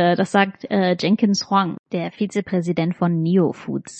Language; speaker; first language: German; native; German